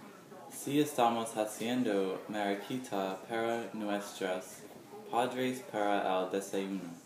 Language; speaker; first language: Spanish; non-native, learner; English